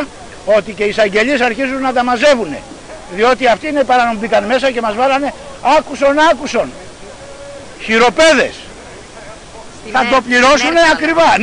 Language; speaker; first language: Greek; native; Greek